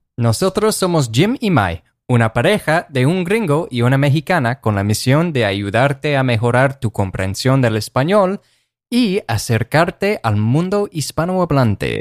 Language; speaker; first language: Spanish; non-native, fluent; English